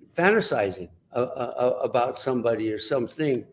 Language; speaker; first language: English; native; English